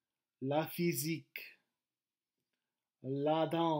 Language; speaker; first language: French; non-native, fluent; English